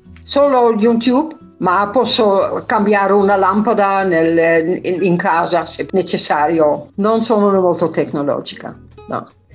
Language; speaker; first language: Italian; non-native, fluent; Dutch